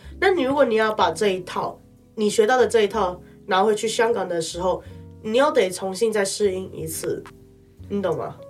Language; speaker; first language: Chinese; non-native, local second language; Cantonese